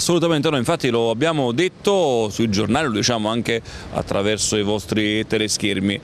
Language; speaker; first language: Italian; native; Italian